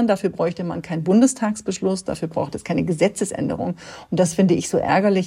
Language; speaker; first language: German; native; German